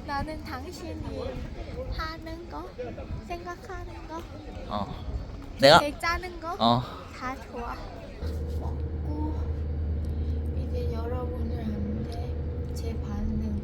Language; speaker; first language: Korean; non-native, fluent; Lao